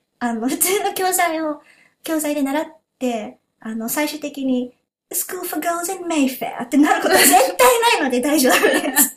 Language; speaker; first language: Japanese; native; Japanese